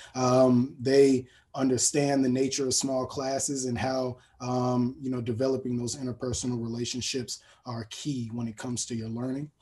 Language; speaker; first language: English; native; English